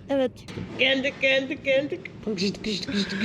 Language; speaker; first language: Turkish; non-native, learner; Dutch